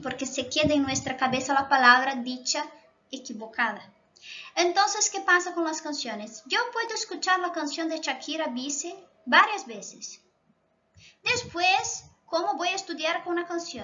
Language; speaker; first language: Spanish; non-native, local second language; Portuguese